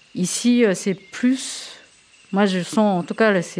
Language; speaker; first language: French; non-native, fluent; Japanese